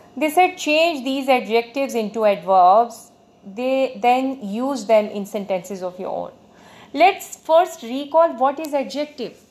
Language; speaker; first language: English; non-native, local second language; Urdu